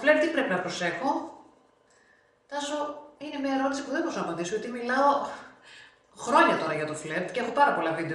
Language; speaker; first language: Greek; native; Greek